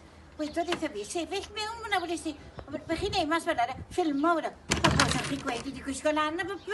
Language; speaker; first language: Welsh; native; Welsh